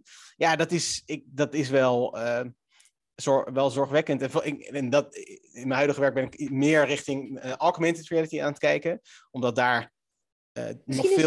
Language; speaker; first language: Dutch; native; Dutch